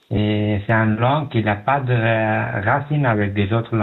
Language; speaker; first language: French; non-native, learner; Pashto